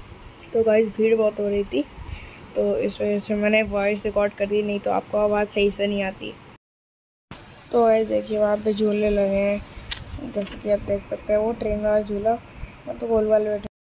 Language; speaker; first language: Hindi; native; Hindi